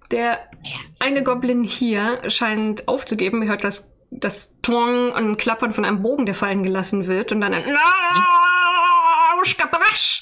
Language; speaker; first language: German; native; German